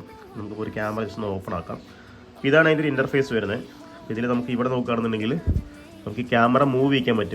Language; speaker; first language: Malayalam; native; Malayalam